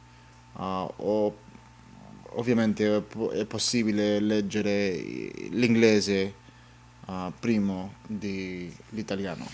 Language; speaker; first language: Italian; non-native, learner; English